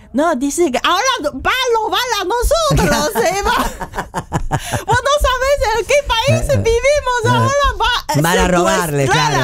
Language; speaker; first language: Spanish; non-native, fluent; Chinese